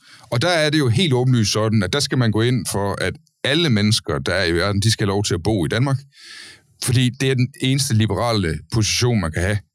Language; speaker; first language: Danish; native; Danish